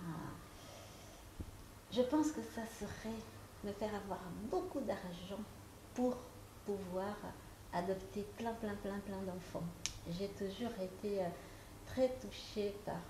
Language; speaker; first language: French; non-native, fluent; Portuguese